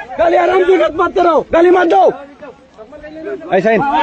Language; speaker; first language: Hindi; non-native, learner; Bangla